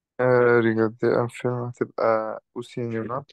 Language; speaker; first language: French; non-native, learner; Arabic